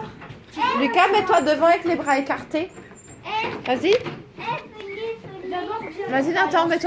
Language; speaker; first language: French; native; French